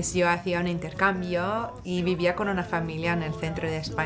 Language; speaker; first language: Spanish; non-native, fluent; English